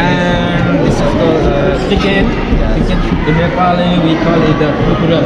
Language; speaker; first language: English; non-native, learner; Nepali